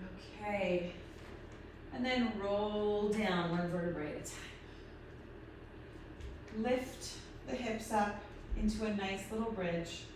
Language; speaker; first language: English; native; English